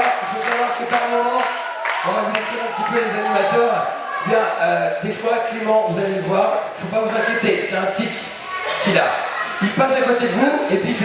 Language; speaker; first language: French; native; French